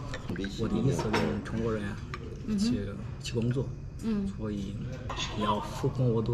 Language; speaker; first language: Chinese; non-native, learner; Swahili